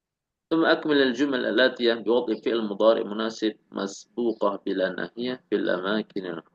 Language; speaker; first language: Arabic; non-native, fluent; Indonesian